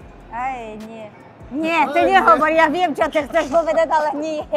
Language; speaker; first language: Slovak; non-native, learner; Azerbaijani